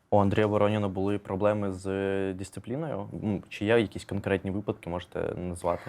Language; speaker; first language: Ukrainian; native; Ukrainian